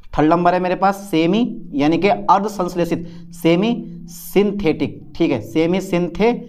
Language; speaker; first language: Hindi; native; Hindi